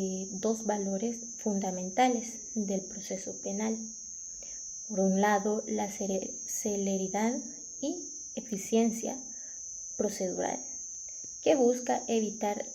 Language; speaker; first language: Spanish; native; Spanish